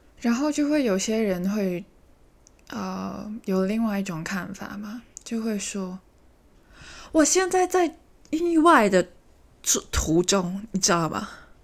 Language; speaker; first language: Chinese; native; Chinese